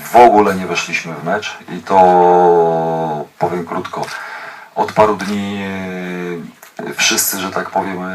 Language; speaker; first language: Polish; non-native, fluent; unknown